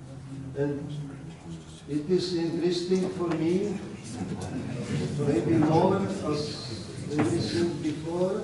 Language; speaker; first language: English; non-native, learner; Czech